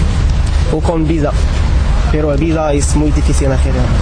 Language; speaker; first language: Spanish; non-native, learner; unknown